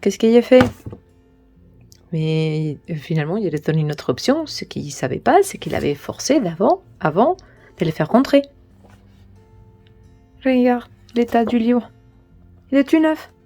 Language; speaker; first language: French; non-native, learner; Spanish